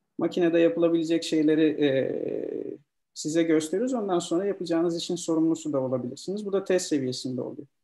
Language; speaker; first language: Turkish; native; Turkish